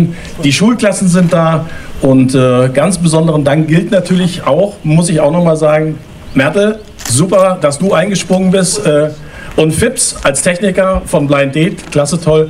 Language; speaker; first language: German; native; German